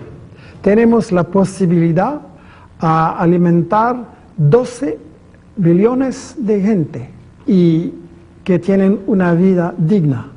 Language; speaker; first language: Spanish; non-native, fluent; French